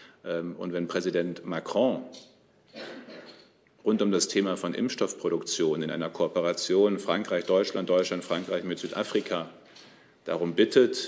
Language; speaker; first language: German; native; German